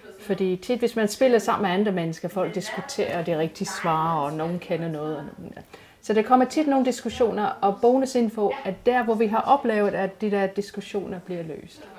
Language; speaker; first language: Danish; non-native, fluent; English